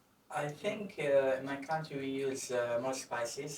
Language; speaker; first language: English; non-native, fluent; Arabic